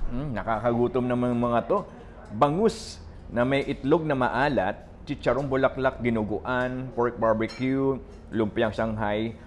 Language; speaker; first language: Filipino; non-native, local second language; Waray